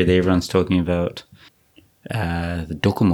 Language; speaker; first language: English; native; English